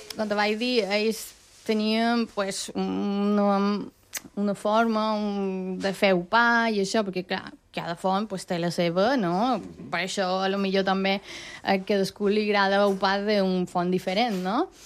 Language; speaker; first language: Catalan; non-native, local second language; Spanish